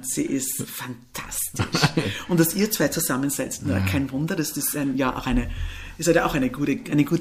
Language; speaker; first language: German; native; German